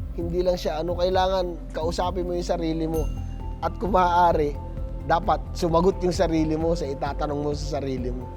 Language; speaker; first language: Filipino; native; Filipino